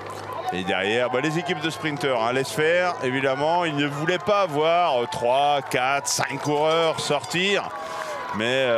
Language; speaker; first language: French; native; French